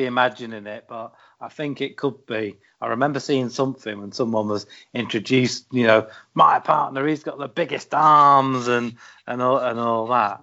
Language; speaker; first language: English; native; English